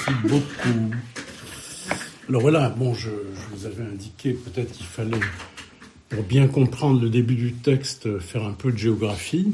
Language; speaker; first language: French; native; French